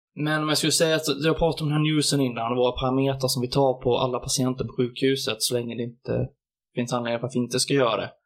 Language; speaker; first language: Swedish; native; Swedish